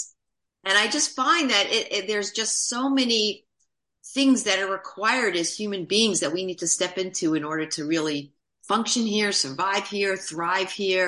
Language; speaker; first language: English; native; English